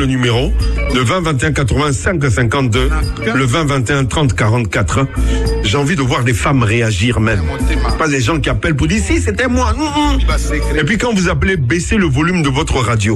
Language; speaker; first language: French; non-native, local second language; Akan